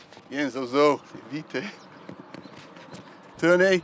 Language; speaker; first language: French; non-native, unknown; English